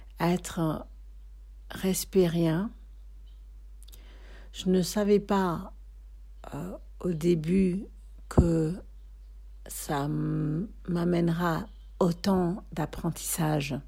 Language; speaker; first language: French; non-native, fluent; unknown